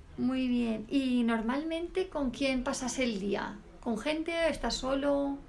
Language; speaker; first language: Spanish; native; Spanish